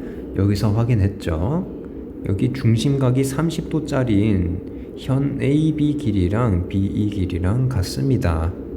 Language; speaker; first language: Korean; native; Korean